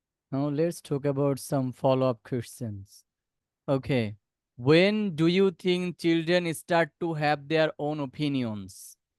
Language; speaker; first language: English; non-native, local second language; Bangla